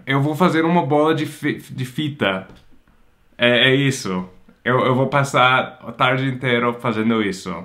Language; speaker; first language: Portuguese; non-native, fluent; English